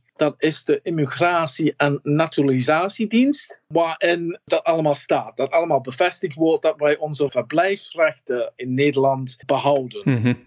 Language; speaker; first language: Dutch; non-native, fluent; English